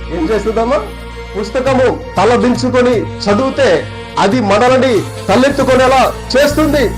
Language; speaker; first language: Telugu; non-native, local second language; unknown